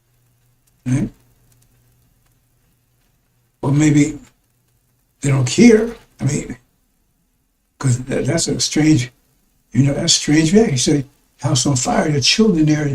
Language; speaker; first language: English; native; English